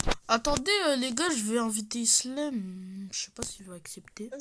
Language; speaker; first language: French; native; French